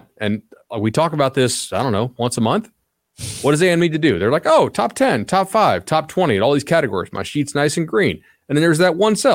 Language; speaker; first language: English; native; English